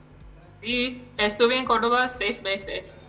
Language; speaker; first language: Spanish; non-native, learner; English